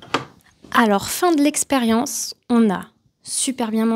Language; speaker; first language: French; native; French